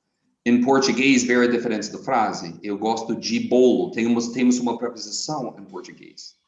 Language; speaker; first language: Portuguese; non-native, fluent; English